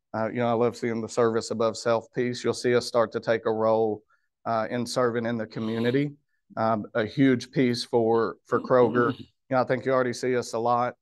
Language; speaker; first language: English; native; English